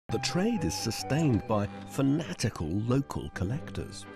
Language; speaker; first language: English; native; English